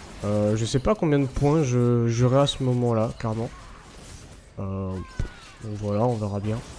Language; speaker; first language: French; native; French